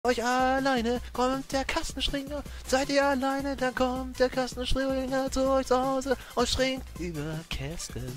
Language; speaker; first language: German; native; German